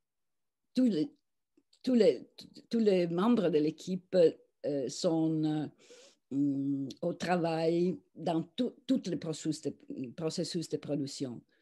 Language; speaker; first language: French; non-native, fluent; Italian